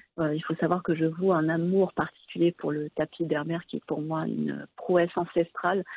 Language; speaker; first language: French; early bilingual, other home language; Arabic